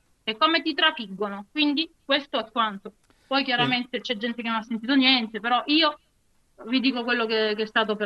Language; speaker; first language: Italian; native; Italian